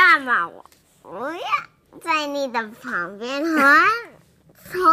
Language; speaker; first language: Chinese; early bilingual, heritage; Chinese